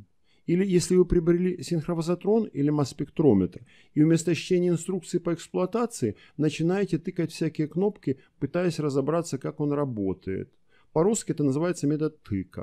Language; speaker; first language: Russian; native; Russian